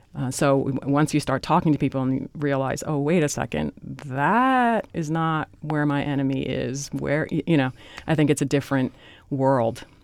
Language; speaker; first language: English; native; English